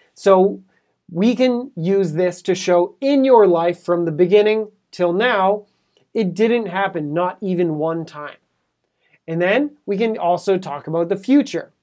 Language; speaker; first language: English; native; English